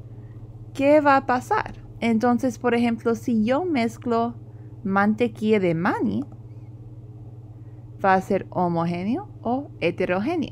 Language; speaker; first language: Spanish; non-native, fluent; English